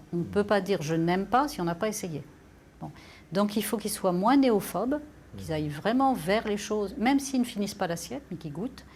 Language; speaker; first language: French; native; French